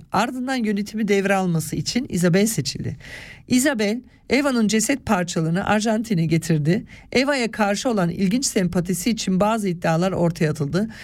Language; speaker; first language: Turkish; early bilingual, other home language; Swiss German